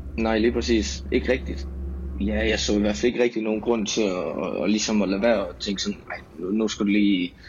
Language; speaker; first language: Danish; native; Danish